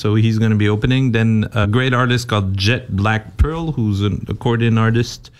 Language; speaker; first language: English; non-native, fluent; French